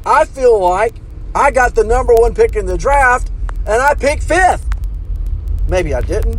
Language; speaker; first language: English; native; English